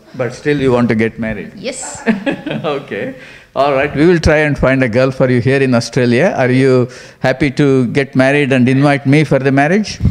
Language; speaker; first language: English; non-native, local second language; Kannada